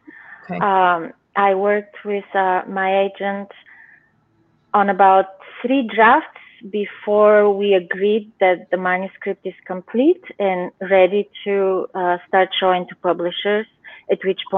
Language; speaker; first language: English; non-native, fluent; Bulgarian